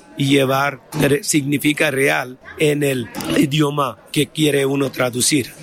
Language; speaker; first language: Spanish; non-native, fluent; Bangla